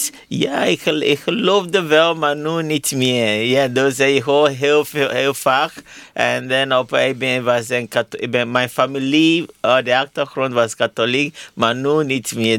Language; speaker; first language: Dutch; non-native, learner; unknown